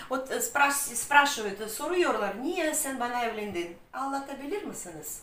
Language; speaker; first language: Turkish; non-native, learner; Russian